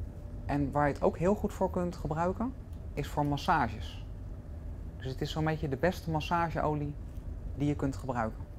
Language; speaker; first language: Dutch; native; Dutch